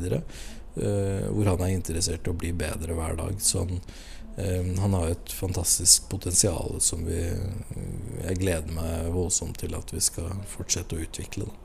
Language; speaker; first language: Norwegian; native; Norwegian